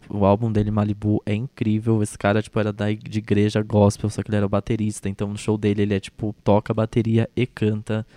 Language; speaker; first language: Portuguese; native; Portuguese